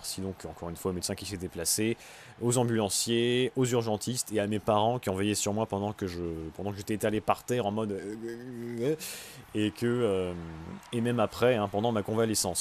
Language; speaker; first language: French; native; French